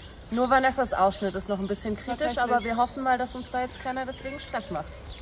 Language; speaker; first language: German; native; German